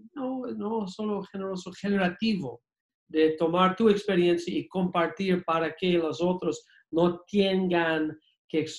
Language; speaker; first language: Spanish; non-native, fluent; English